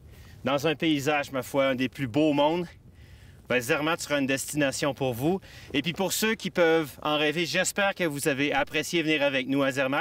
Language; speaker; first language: French; native; French